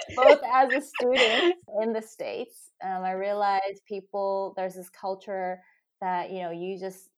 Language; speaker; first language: English; non-native, local second language; Cantonese